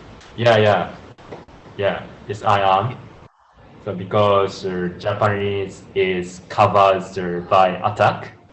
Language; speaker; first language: English; non-native, learner; Japanese